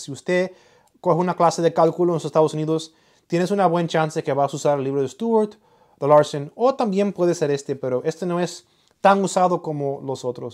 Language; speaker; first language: Spanish; early bilingual, heritage; Spanish